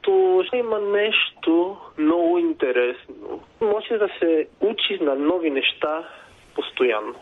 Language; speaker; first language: Bulgarian; non-native, fluent; Spanish